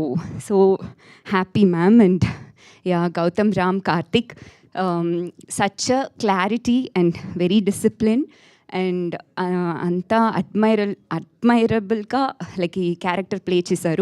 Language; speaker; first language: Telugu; non-native, learner; Tamil